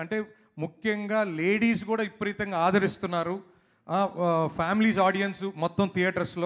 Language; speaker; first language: Telugu; native; Telugu